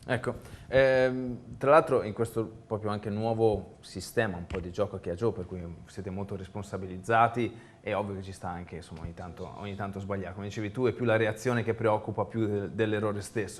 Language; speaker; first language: Italian; native; Italian